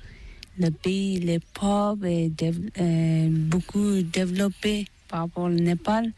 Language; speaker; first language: French; non-native, learner; Tibetan